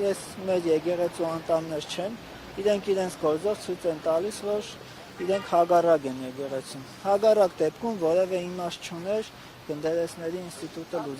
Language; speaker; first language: Armenian; native; Armenian